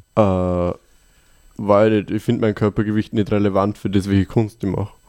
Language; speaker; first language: German; native; German